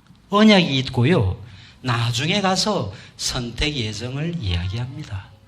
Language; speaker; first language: Korean; native; Korean